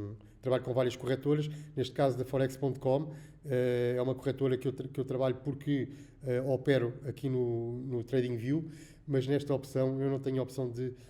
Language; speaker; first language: Portuguese; native; Portuguese